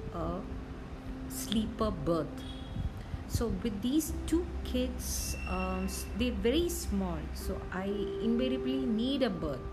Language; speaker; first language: English; non-native, local second language; Malayalam